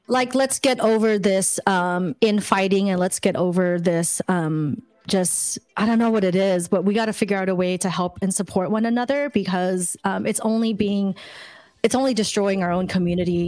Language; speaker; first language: English; early bilingual, other home language; Khmer